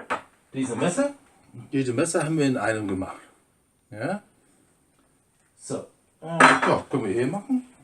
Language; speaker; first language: German; non-native, fluent; English